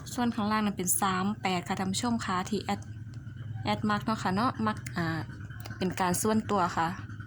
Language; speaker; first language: Thai; native; Thai